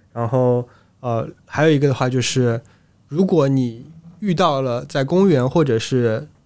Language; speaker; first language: Chinese; native; Chinese